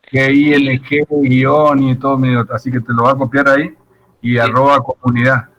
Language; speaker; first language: Spanish; native; Spanish